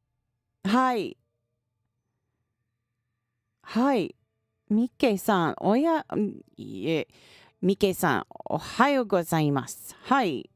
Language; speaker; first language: Japanese; non-native, learner; English